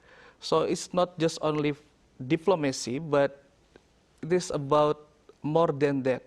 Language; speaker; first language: English; non-native, learner; Indonesian